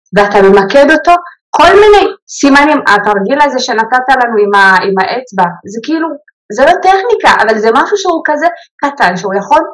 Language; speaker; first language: Hebrew; early bilingual, other home language; Amharic